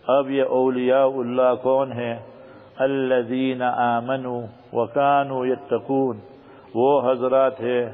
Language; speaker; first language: Urdu; early bilingual, heritage; Urdu